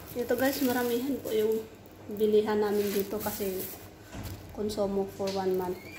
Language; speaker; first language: Filipino; non-native, local second language; Hiligaynon